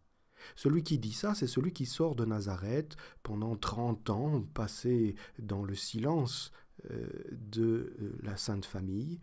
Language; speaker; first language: French; native; French